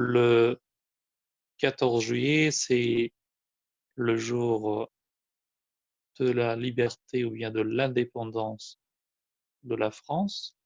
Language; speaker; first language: French; non-native, fluent; Albanian